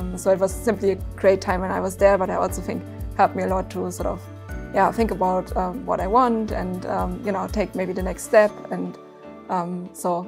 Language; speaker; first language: English; non-native, fluent; German